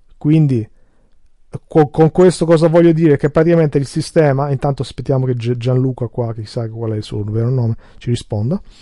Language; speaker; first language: Italian; early bilingual, other home language; Albanian